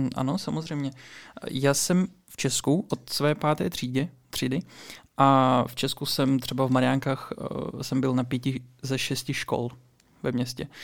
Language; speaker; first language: Czech; early bilingual, other home language; Russian